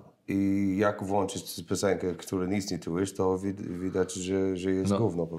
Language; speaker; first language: Polish; non-native, learner; English